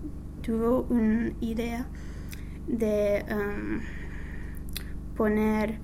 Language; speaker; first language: Spanish; non-native, learner; English